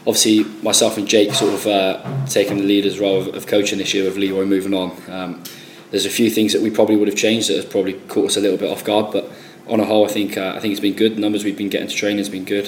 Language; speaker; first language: English; native; English